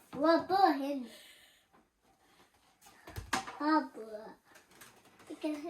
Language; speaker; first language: Danish; early bilingual, other home language; Vietnamese